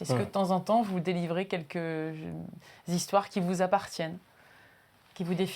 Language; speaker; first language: French; native; French